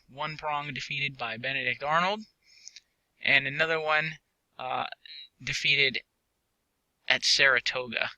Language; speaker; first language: English; native; English